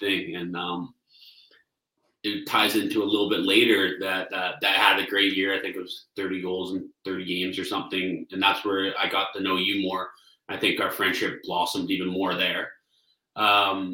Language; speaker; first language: English; native; English